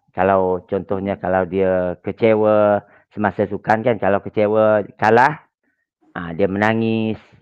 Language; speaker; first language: Malay; native; Malay